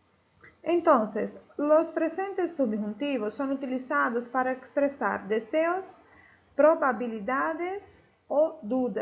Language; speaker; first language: Spanish; non-native, fluent; Portuguese